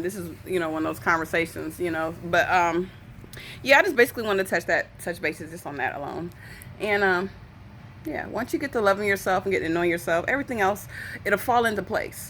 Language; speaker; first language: English; native; English